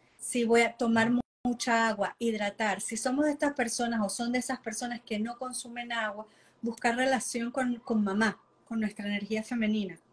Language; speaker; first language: Spanish; native; Spanish